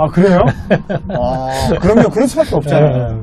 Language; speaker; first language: Korean; native; Korean